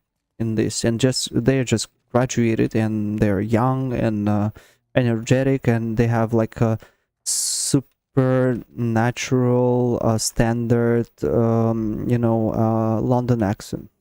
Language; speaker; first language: English; non-native, fluent; Russian